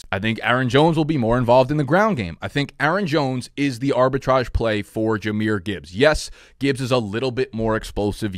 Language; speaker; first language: English; native; English